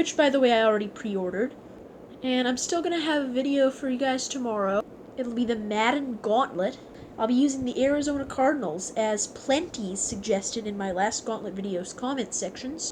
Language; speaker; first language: English; native; English